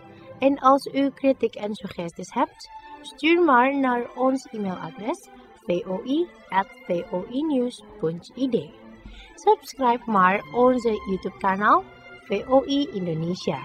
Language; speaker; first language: Dutch; non-native, learner; Indonesian